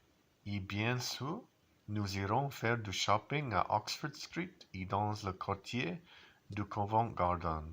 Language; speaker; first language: French; non-native, learner; English